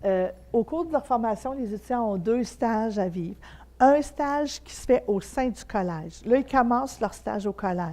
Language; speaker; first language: French; native; French